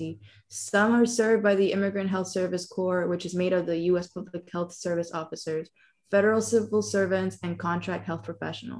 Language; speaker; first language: English; non-native, fluent; Spanish